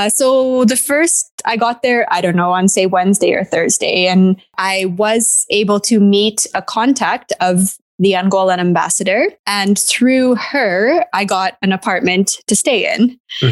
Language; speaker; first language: English; native; English